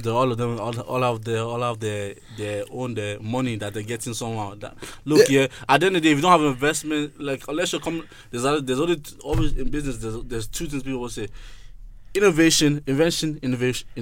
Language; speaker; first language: English; native; English